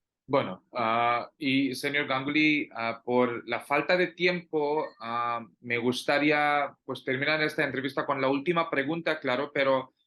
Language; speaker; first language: Spanish; non-native, fluent; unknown